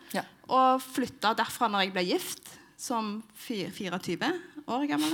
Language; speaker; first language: Norwegian; early bilingual, other home language; Somali